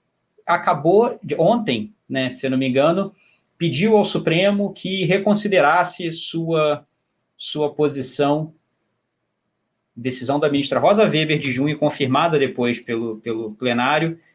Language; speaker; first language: Portuguese; native; Portuguese